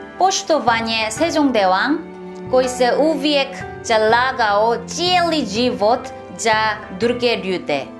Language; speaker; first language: Serbian; non-native, learner; Korean